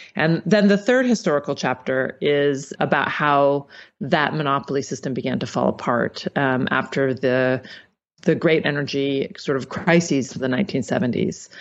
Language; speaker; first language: English; native; English